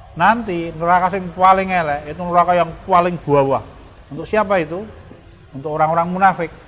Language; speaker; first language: Indonesian; non-native, local second language; Javanese